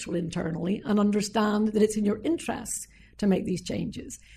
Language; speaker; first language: English; native; English